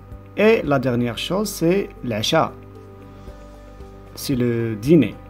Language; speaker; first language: French; non-native, local second language; Arabic